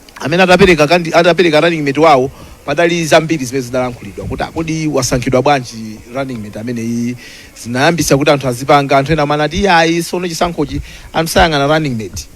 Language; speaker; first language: Nyanja; non-native, local second language; Tumbuka